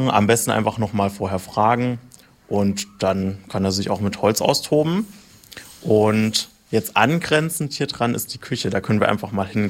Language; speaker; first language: German; native; German